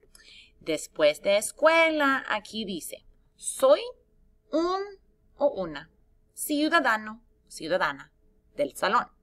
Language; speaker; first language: Spanish; non-native, fluent; English